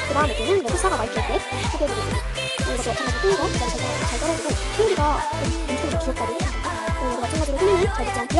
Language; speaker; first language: Korean; native; Korean